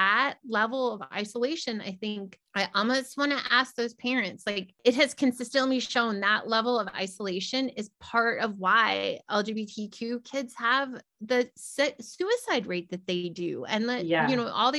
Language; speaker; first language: English; native; English